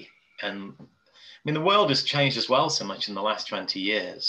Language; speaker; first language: English; native; English